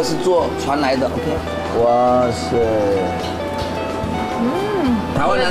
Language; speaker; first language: Chinese; native; Chinese